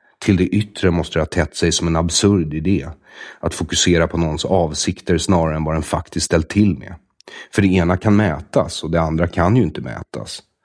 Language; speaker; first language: Swedish; native; Swedish